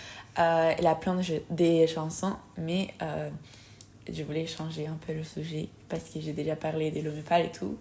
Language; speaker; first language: French; non-native, fluent; Spanish